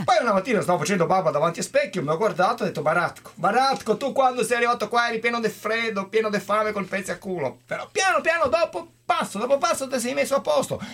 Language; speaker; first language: Italian; non-native, fluent; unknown